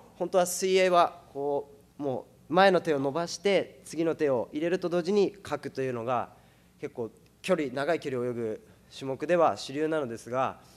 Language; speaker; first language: Japanese; native; Japanese